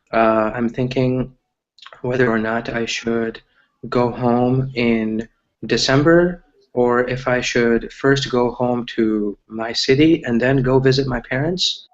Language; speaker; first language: English; early bilingual, other home language; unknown